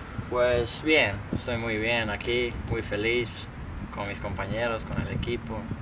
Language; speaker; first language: Spanish; non-native, learner; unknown